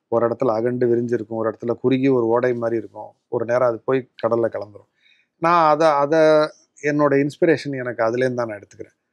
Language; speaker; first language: Tamil; native; Tamil